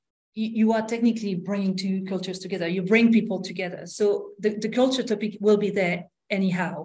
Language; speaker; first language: English; non-native, fluent; French